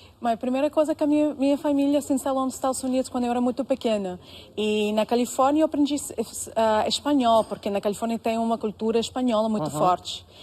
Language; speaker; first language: Portuguese; non-native, fluent; Russian